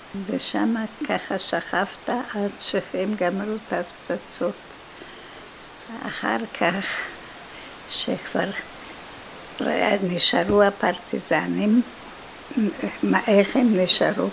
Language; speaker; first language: Hebrew; non-native, fluent; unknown